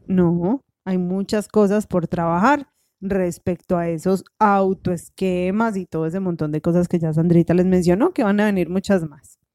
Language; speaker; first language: Spanish; native; Spanish